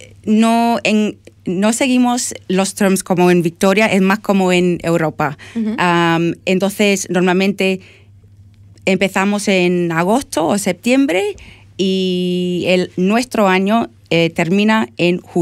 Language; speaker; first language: Spanish; non-native, fluent; English